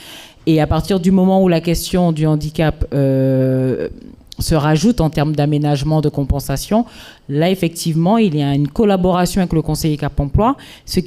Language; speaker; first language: French; native; French